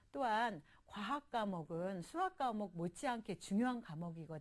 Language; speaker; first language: Korean; native; Korean